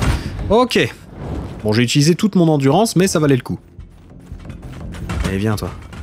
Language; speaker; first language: French; native; French